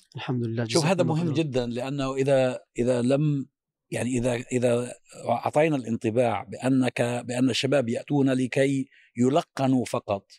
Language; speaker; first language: Arabic; non-native, fluent; Turkish